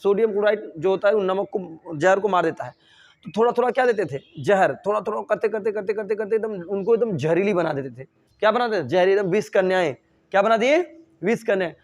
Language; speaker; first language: Hindi; native; Hindi